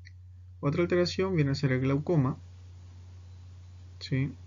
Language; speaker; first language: Spanish; native; Spanish